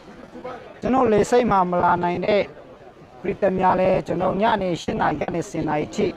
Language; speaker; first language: Burmese; non-native, local second language; Hakha Chin